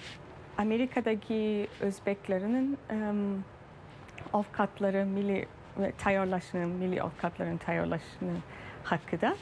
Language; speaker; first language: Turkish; early bilingual, heritage; German